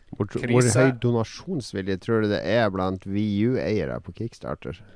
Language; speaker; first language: Norwegian; native; Norwegian